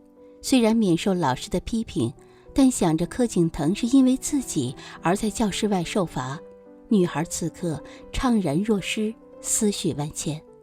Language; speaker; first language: Chinese; native; Chinese